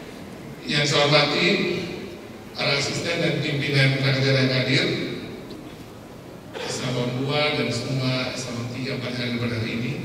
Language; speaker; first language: Indonesian; native; Indonesian